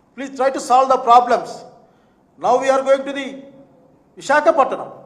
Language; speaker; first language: English; non-native, local second language; Telugu